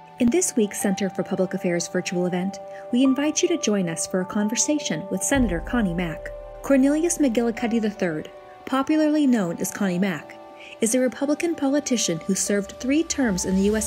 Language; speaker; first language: English; native; English